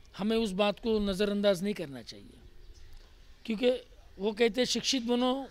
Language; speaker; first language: Hindi; non-native, local second language; Marathi